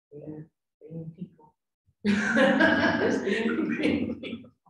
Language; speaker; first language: English; native; English